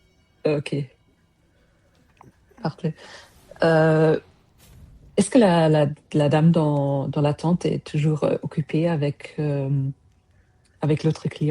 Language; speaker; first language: French; non-native, fluent; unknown